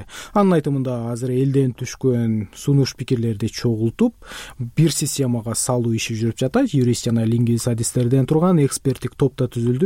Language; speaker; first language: Kyrgyz; native; Kyrgyz